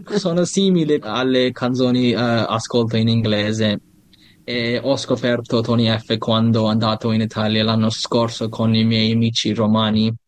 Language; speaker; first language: Italian; non-native, learner; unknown